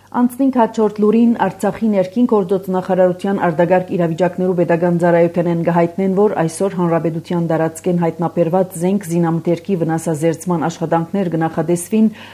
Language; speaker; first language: Armenian; early bilingual, heritage; Armenian